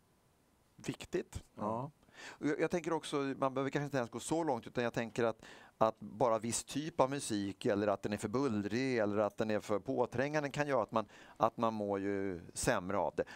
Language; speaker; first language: Swedish; native; Swedish